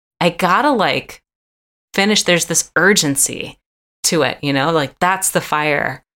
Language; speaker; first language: English; native; English